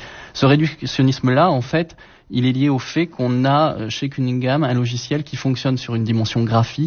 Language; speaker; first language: French; native; French